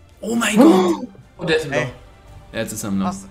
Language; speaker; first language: German; native; German